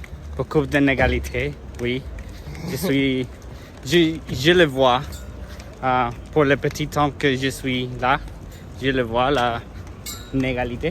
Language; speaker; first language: French; non-native, learner; English